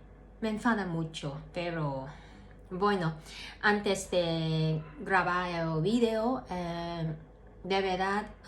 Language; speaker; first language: Spanish; non-native, learner; Cantonese